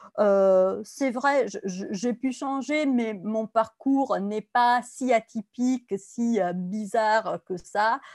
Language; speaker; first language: French; non-native, fluent; Italian